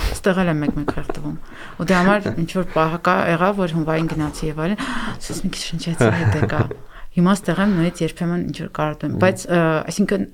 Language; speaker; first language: Armenian; native; Armenian